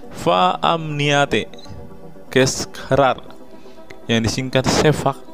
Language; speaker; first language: Indonesian; native; Indonesian